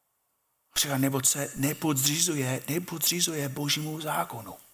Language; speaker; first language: Czech; non-native, fluent; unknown